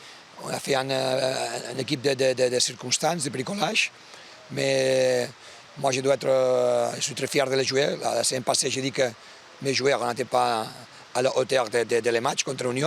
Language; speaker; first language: French; non-native, learner; Spanish